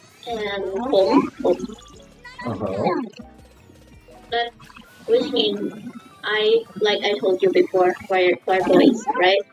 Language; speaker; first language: English; non-native, fluent; Thai